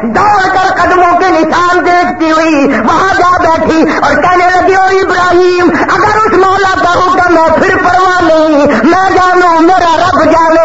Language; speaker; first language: Urdu; non-native, local second language; Saraiki